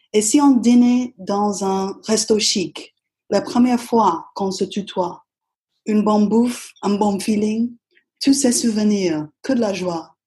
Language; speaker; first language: French; non-native, fluent; English